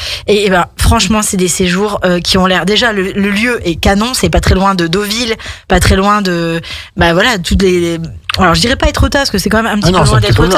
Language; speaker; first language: French; native; French